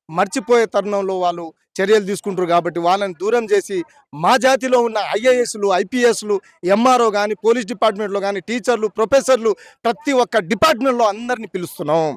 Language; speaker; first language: Telugu; non-native, local second language; Lambadi